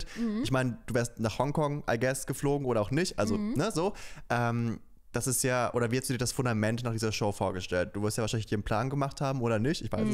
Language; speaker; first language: German; native; German